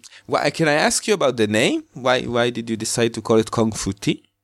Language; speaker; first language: English; non-native, fluent; Hebrew